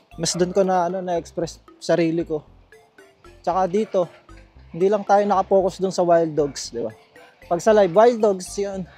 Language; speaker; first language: Filipino; native; Filipino